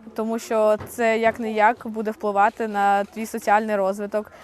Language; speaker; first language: Ukrainian; native; Ukrainian